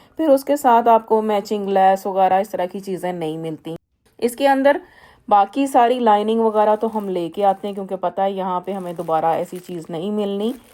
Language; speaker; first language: Urdu; native; Urdu